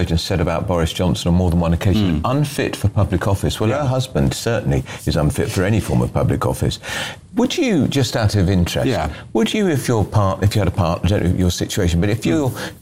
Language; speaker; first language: English; native; English